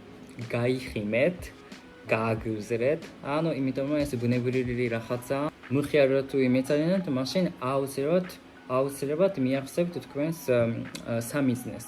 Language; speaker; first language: Georgian; non-native, fluent; Japanese